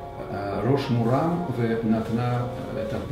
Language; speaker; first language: Hebrew; non-native, fluent; Russian